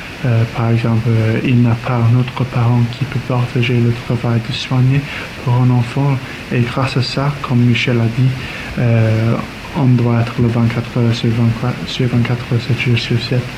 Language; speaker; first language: French; non-native, learner; English